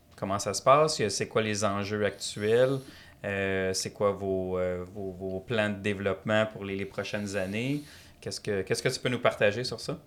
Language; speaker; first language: French; native; French